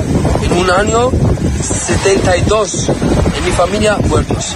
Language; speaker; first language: Spanish; non-native, learner; Arabic